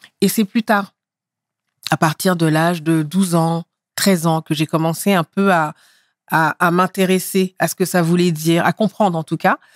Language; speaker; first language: French; early bilingual, other home language; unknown